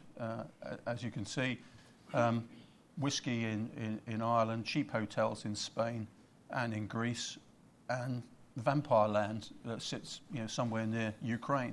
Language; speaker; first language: English; native; English